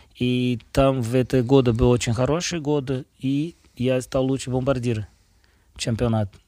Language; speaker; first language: Russian; non-native, fluent; Portuguese